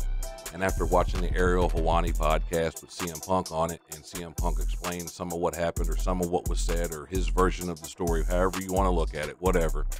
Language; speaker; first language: English; native; English